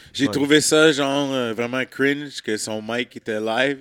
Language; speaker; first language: French; native; French